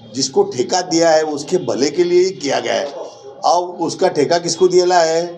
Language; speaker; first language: Hindi; non-native, local second language; Marathi